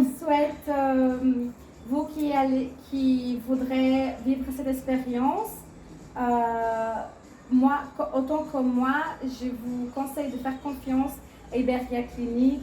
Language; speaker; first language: French; non-native, fluent; Portuguese